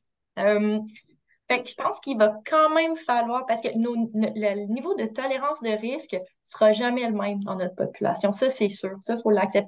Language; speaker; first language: French; native; French